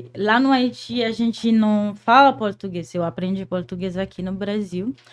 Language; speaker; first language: Portuguese; non-native, fluent; Haitian Creole